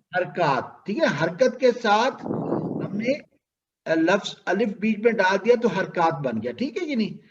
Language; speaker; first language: Urdu; native; Urdu